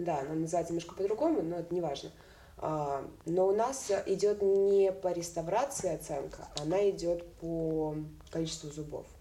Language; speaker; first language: Russian; native; Russian